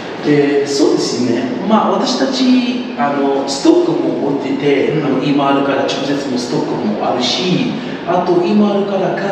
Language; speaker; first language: Japanese; non-native, learner; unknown